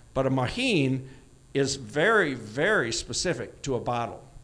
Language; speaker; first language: English; native; English